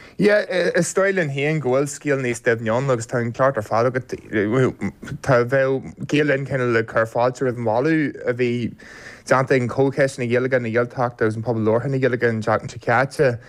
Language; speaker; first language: Irish; native; Irish